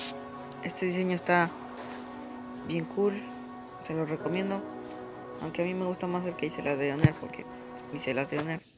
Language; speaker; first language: Spanish; native; Spanish